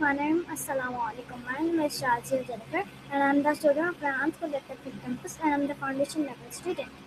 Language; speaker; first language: English; non-native, learner; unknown